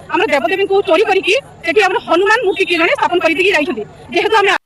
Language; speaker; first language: Odia; non-native, local second language; Santali